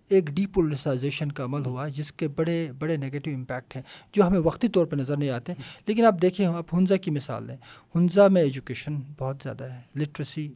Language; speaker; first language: Urdu; non-native, local second language; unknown